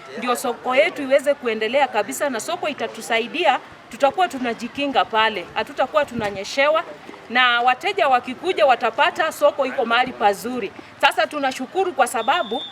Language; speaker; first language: Swahili; non-native, local second language; Gusii